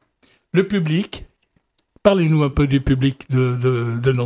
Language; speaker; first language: French; native; French